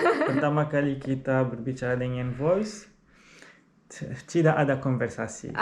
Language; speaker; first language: Indonesian; non-native, learner; Arabic